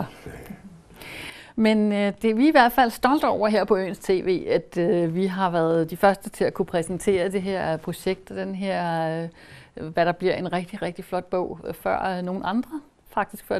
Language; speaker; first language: Danish; native; Danish